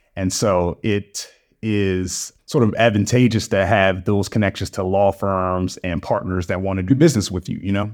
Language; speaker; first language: English; native; English